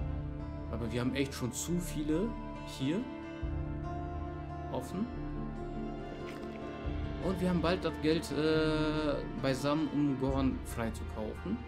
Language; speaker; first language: German; native; German